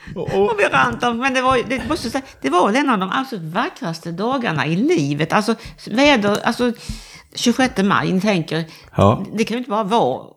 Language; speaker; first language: Swedish; native; Swedish